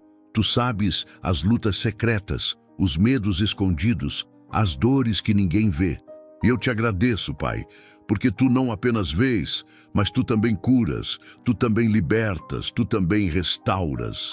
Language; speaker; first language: Portuguese; native; Portuguese